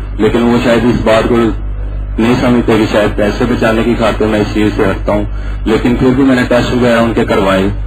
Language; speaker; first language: Urdu; non-native, local second language; Punjabi